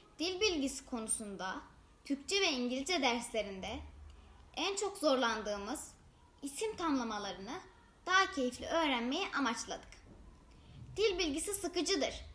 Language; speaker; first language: Turkish; native; Turkish